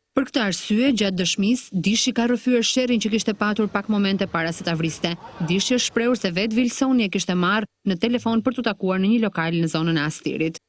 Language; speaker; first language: Albanian; native; Albanian